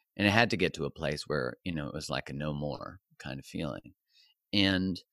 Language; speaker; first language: English; native; English